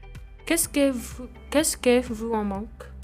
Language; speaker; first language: French; non-native, learner; English